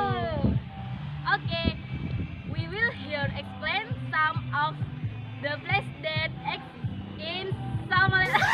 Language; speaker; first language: English; non-native, learner; Indonesian